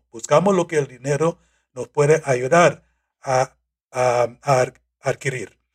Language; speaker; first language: Spanish; non-native, fluent; English